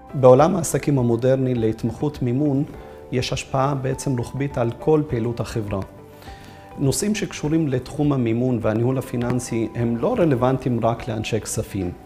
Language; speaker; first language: Hebrew; native; Hebrew